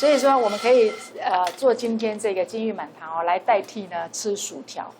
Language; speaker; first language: Chinese; native; Chinese